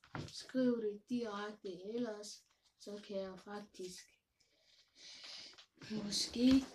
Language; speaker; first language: Danish; early bilingual, other home language; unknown